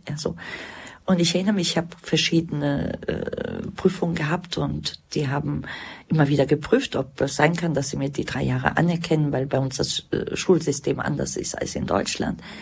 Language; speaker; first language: German; early bilingual, other home language; Croatian